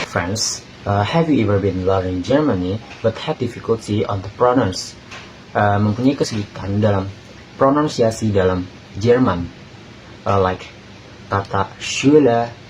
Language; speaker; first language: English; non-native, learner; Indonesian